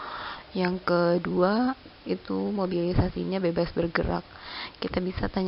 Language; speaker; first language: Indonesian; native; Indonesian